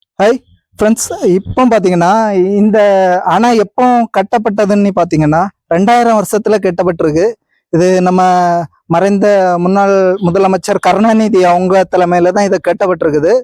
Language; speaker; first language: Tamil; native; Tamil